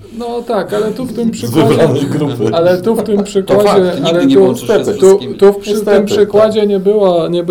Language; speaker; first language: Polish; native; Polish